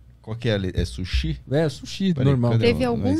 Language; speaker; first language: Portuguese; native; Portuguese